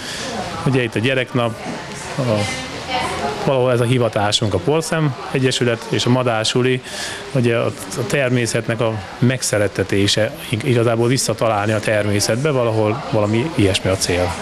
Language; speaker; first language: Hungarian; native; Hungarian